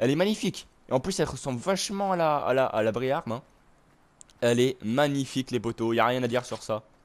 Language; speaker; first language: French; native; French